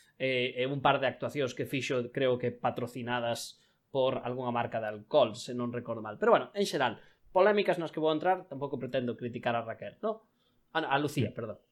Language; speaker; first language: Galician; non-native, local second language; Spanish